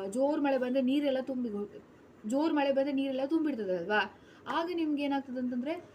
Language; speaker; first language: Kannada; non-native, local second language; Tulu